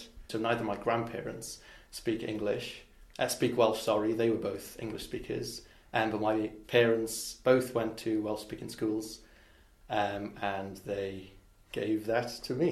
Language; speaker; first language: English; non-native, local second language; Welsh